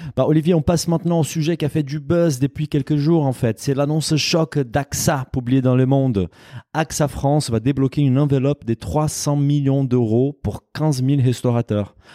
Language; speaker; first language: French; non-native, fluent; Portuguese